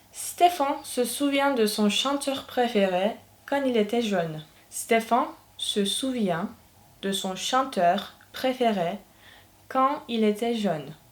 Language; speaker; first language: French; non-native, fluent; Turkish